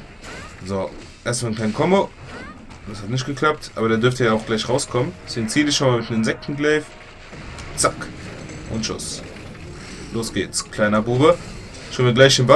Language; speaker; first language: German; native; German